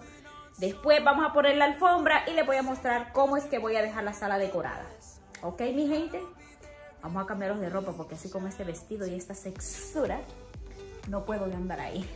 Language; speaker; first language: Spanish; native; Spanish